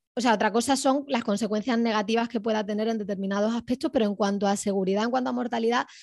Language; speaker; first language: Spanish; native; Spanish